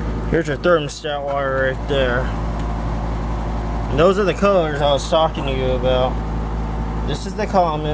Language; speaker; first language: English; native; English